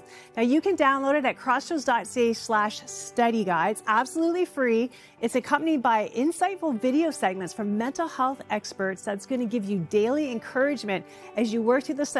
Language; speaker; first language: English; native; English